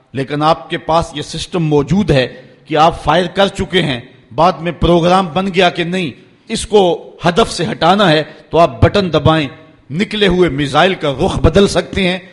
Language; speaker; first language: Urdu; native; Urdu